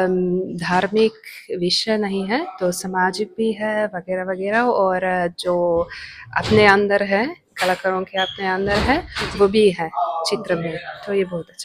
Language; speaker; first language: Hindi; non-native, fluent; Italian